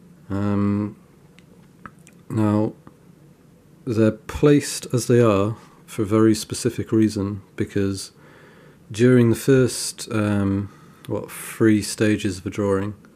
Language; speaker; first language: English; native; English